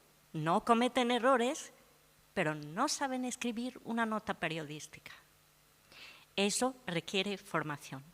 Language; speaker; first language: Spanish; non-native, fluent; Arabic